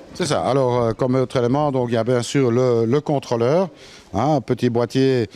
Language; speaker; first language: French; native; French